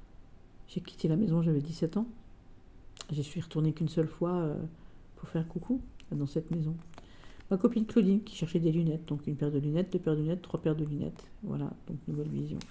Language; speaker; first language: French; native; French